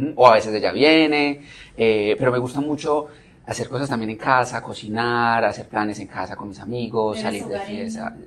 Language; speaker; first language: Spanish; native; Spanish